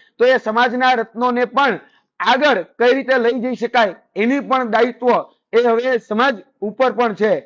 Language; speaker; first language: Gujarati; native; Gujarati